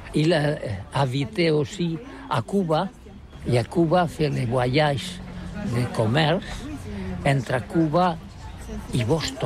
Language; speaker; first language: French; non-native, learner; Catalan